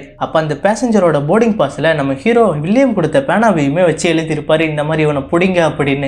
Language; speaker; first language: Tamil; native; Tamil